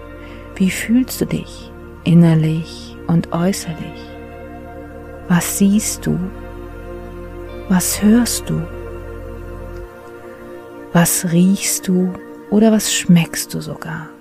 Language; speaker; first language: German; native; German